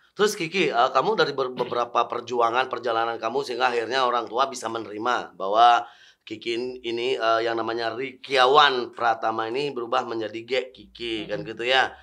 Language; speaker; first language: Indonesian; native; Indonesian